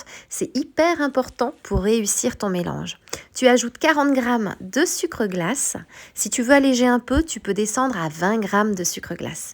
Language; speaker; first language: French; native; French